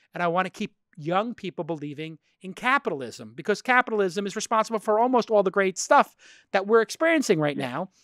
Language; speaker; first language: English; native; English